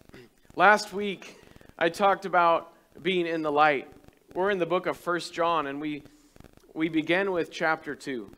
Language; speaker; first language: English; native; English